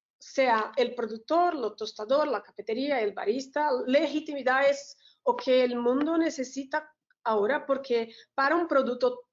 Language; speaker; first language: Spanish; non-native, learner; Portuguese